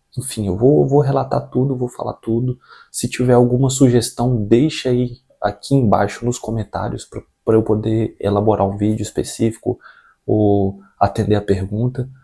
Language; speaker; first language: Portuguese; native; Portuguese